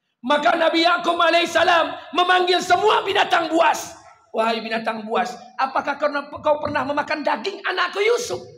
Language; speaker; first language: Malay; non-native, local second language; Minangkabau